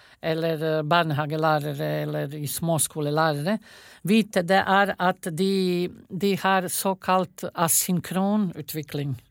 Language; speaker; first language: Norwegian; non-native, fluent; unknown